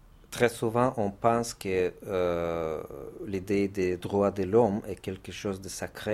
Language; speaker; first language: French; non-native, fluent; Russian